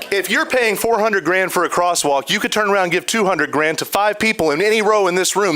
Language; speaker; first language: English; native; English